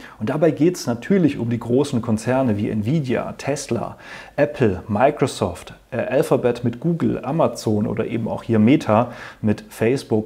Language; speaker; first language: German; native; German